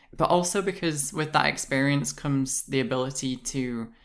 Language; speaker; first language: English; native; English